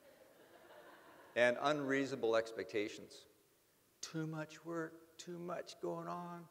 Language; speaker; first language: English; native; English